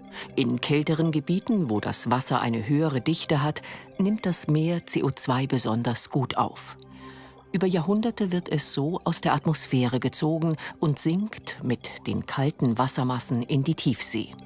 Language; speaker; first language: German; native; German